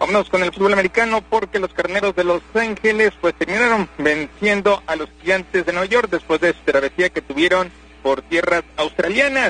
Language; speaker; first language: Spanish; native; Spanish